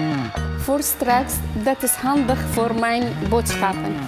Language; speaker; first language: Dutch; non-native, learner; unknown